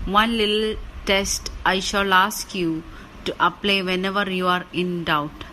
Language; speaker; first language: English; non-native, local second language; Malayalam